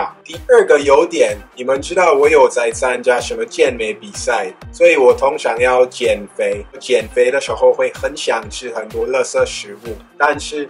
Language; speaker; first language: Chinese; non-native, fluent; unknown